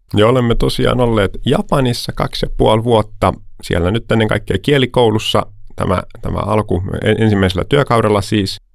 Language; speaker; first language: Finnish; early bilingual, heritage; Finnish